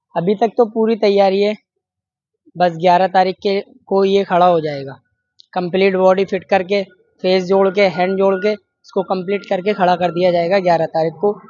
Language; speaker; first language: Hindi; native; Hindi